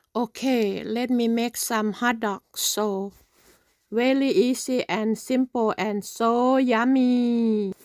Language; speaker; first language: English; non-native, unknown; Thai